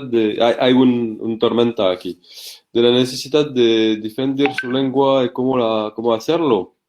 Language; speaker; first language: Spanish; non-native, learner; French